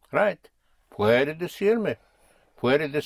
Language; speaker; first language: Spanish; non-native, fluent; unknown